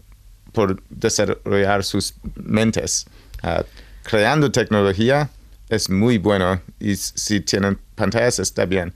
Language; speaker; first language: Spanish; non-native, learner; English